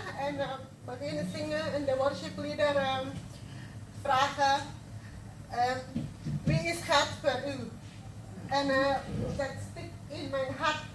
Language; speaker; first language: Dutch; non-native, learner; Indonesian